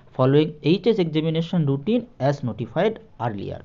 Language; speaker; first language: English; non-native, local second language; Bangla